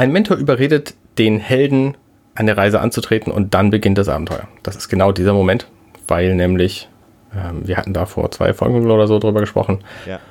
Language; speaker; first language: German; native; German